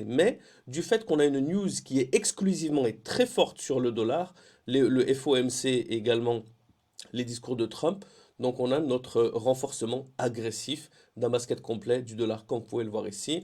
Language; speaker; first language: French; native; French